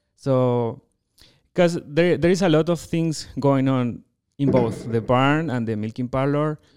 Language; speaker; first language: English; non-native, fluent; Spanish